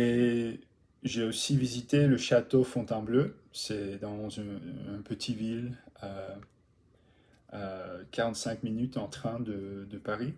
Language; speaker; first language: French; non-native, learner; English